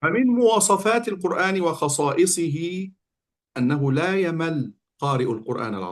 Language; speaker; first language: Arabic; native; Arabic